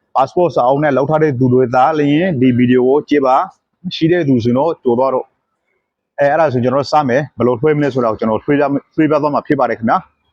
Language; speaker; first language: Burmese; non-native, local second language; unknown